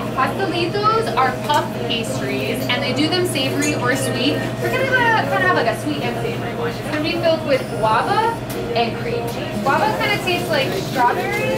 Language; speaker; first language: English; native; English